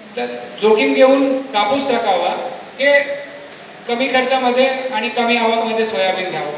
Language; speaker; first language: Marathi; non-native, local second language; Hindi